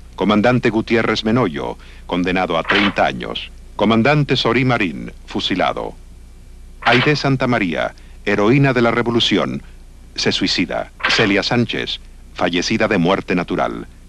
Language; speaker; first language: Spanish; native; Spanish